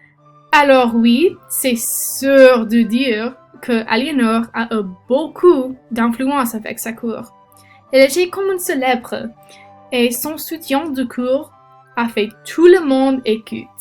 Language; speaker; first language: French; non-native, learner; English